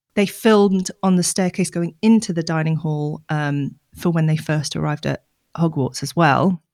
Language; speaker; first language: English; native; English